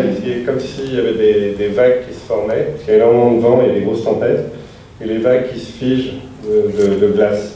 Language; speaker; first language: French; native; French